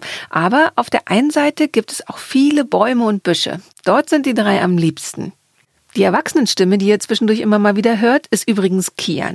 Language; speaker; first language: German; native; German